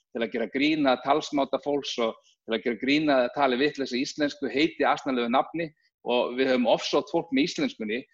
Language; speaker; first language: Icelandic; native; Icelandic